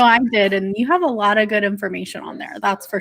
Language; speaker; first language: English; native; English